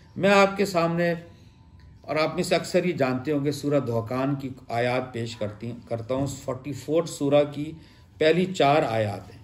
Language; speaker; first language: Urdu; native; Urdu